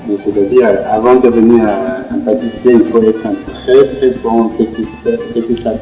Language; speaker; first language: French; non-native, fluent; Chinese